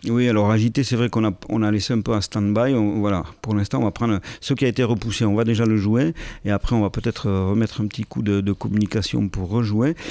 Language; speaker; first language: French; native; French